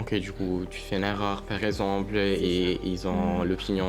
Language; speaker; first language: French; non-native, learner; Italian